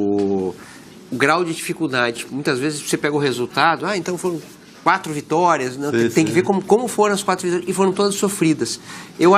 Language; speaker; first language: Portuguese; native; Portuguese